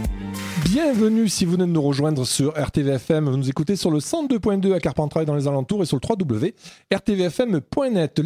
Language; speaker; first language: French; native; French